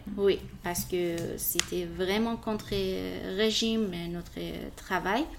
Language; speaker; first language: French; non-native, learner; Persian